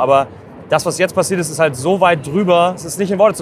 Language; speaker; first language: German; native; German